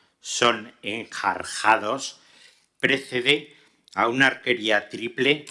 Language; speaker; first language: Spanish; native; Spanish